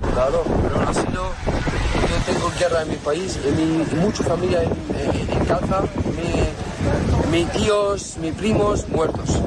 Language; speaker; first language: Spanish; non-native, learner; Arabic